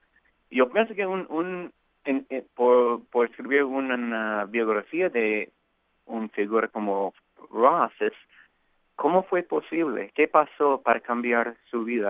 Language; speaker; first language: Spanish; non-native, fluent; English